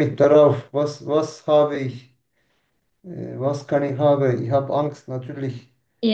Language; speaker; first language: German; non-native, learner; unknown